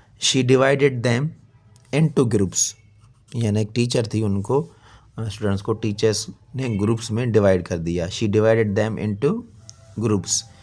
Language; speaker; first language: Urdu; non-native, local second language; Sindhi